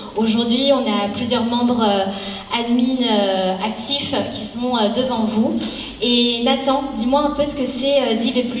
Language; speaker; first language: French; native; French